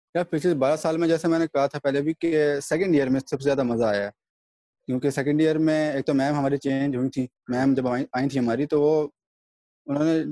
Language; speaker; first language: Urdu; native; Urdu